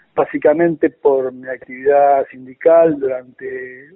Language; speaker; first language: Spanish; native; Spanish